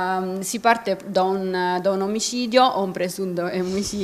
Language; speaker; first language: Italian; native; Italian